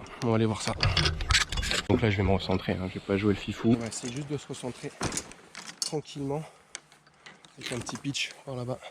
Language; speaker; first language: French; native; French